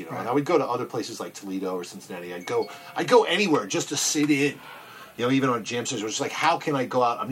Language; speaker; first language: English; native; English